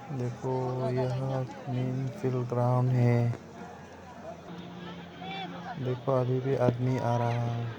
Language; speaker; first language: Hindi; non-native, local second language; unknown